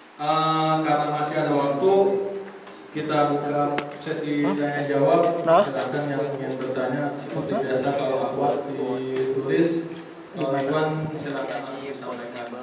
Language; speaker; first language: Indonesian; native; Indonesian